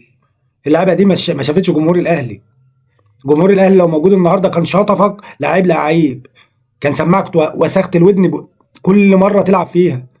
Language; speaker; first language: Arabic; native; Arabic